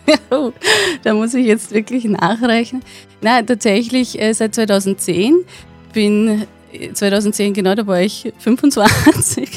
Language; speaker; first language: German; native; German